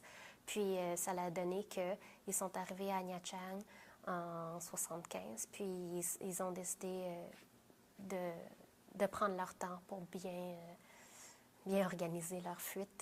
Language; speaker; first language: French; early bilingual, other home language; Vietnamese